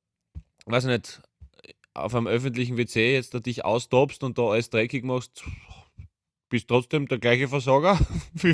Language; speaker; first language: German; native; German